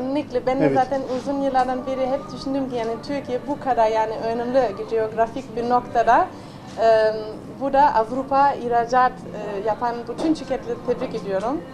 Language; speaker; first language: Turkish; non-native, fluent; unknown